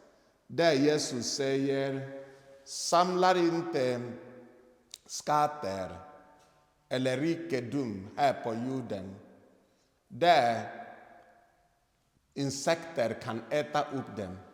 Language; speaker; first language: Swedish; non-native, fluent; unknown